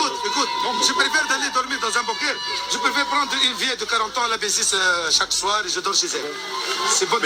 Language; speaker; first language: French; non-native, local second language; Arabic